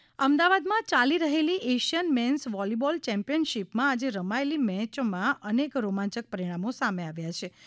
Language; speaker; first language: Gujarati; native; Gujarati